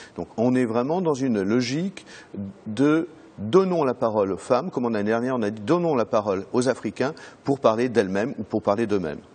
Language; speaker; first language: French; native; French